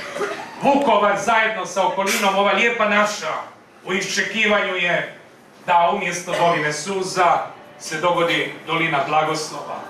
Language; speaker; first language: Croatian; native; Croatian